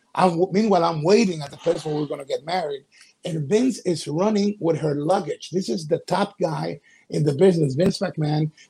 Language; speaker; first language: English; early bilingual, other home language; Spanish